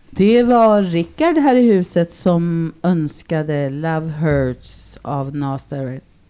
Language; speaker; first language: Swedish; early bilingual, other home language; Spanish